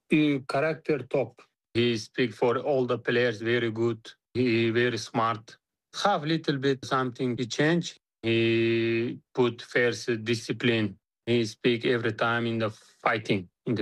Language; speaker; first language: English; non-native, learner; Uzbek